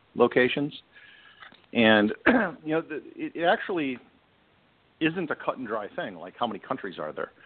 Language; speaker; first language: English; native; English